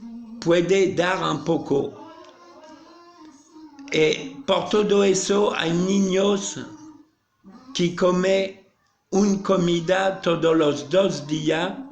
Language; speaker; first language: Spanish; non-native, learner; French